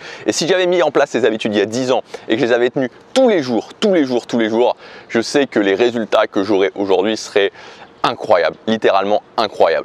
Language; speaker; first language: French; native; French